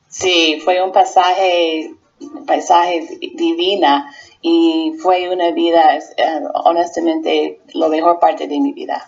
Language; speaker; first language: Spanish; non-native, fluent; English